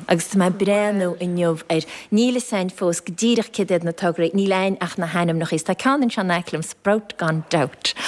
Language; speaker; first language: Irish; native; Irish